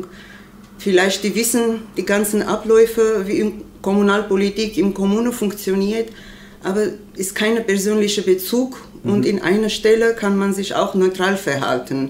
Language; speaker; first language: German; non-native, learner; Armenian